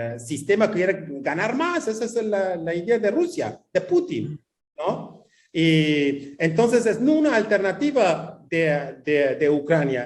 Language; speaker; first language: Spanish; non-native, fluent; Kurdish